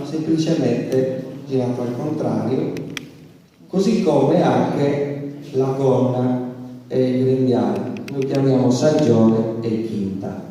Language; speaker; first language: Italian; native; Italian